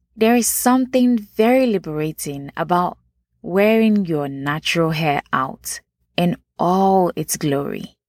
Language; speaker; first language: English; non-native, local second language; Yoruba